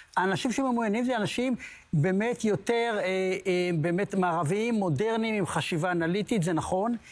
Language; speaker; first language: Hebrew; native; Hebrew